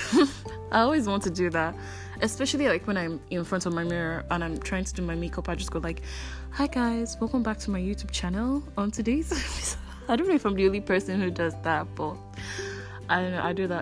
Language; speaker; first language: English; non-native, local second language; Igbo